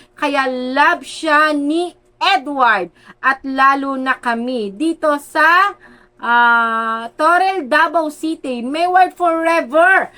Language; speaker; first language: Filipino; native; Filipino